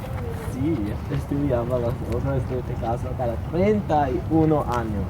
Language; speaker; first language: Spanish; non-native, learner; English